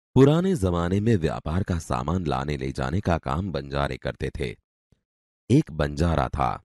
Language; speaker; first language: Hindi; non-native, local second language; Gujarati